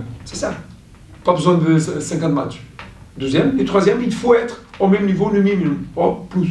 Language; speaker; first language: French; non-native, fluent; Portuguese